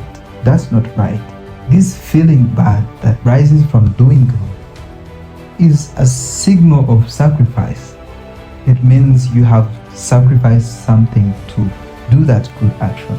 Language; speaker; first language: English; non-native, local second language; Kinyarwanda